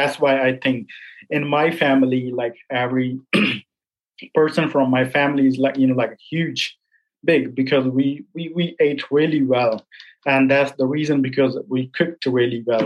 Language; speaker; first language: English; non-native, local second language; Punjabi